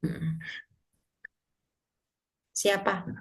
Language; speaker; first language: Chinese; non-native, fluent; Indonesian